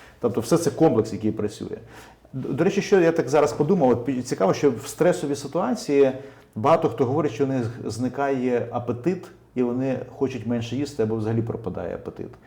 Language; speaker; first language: Ukrainian; native; Ukrainian